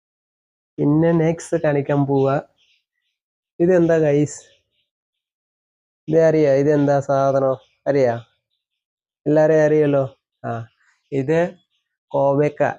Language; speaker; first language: Malayalam; non-native, learner; Assamese